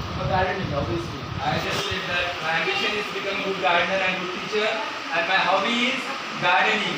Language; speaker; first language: English; non-native, local second language; Marathi